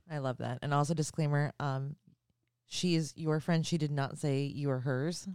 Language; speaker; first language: English; native; English